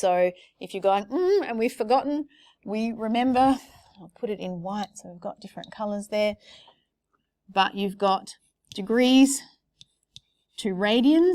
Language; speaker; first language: English; native; English